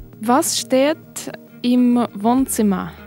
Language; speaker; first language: German; non-native, learner; Russian